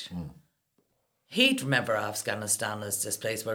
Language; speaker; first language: English; native; English